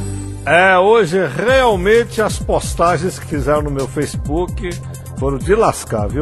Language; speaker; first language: Portuguese; native; Portuguese